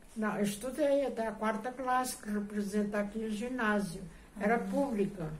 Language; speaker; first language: Portuguese; native; Portuguese